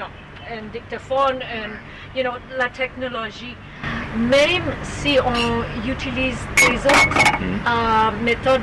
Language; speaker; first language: French; non-native, learner; English